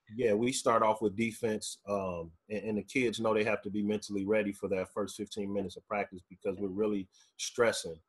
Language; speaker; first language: English; native; English